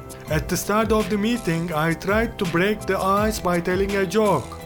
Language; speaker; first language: English; non-native, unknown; Turkish